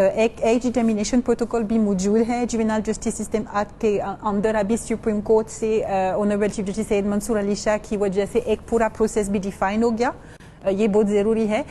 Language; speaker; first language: Urdu; non-native, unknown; French